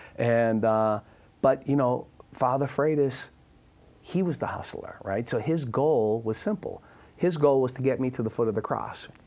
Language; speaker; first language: English; native; English